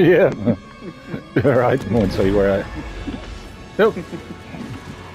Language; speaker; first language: English; native; English